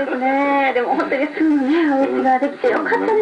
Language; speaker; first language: Japanese; native; Japanese